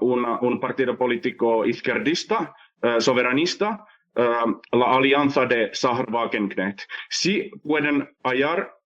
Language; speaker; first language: Spanish; non-native, fluent; Finnish